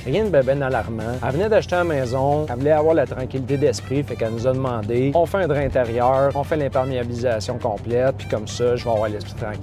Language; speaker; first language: French; native; French